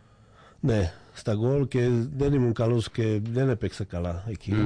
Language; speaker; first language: Greek; non-native, fluent; Slovak